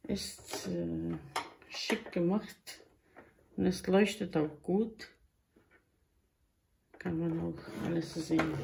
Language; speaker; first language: German; non-native, local second language; Bosnian